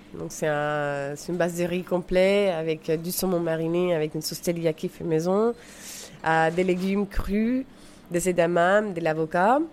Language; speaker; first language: French; non-native, fluent; Spanish